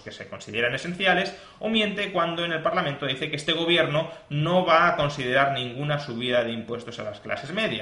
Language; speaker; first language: Spanish; native; Spanish